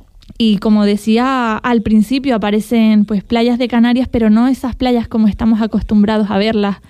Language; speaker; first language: Spanish; native; Spanish